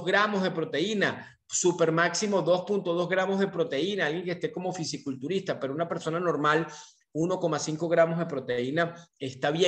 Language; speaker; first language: Spanish; native; Spanish